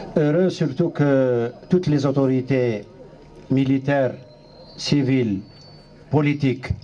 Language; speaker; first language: French; non-native, local second language; Arabic